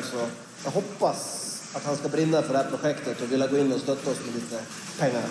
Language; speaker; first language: Swedish; native; Swedish